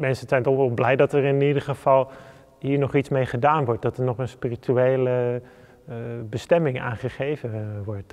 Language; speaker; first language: Dutch; native; Dutch